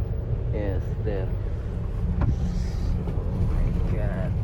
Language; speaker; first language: English; non-native, learner; Filipino